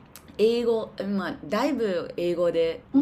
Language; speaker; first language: Japanese; non-native, learner; English